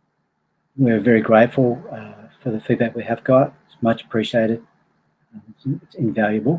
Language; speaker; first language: English; native; English